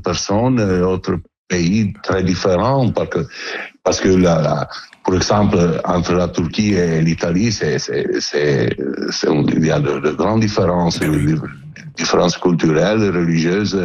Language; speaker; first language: French; non-native, learner; Italian